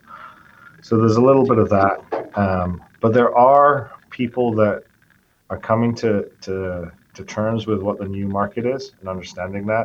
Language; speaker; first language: English; native; English